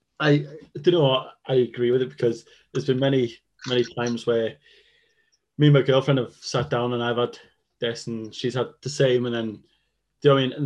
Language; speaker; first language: English; non-native, local second language; Welsh